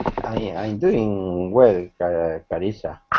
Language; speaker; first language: English; non-native, learner; Spanish